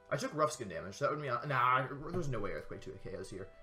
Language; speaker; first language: English; native; English